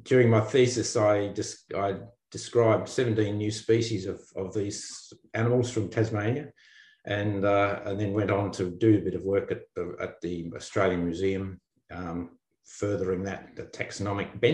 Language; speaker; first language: English; native; English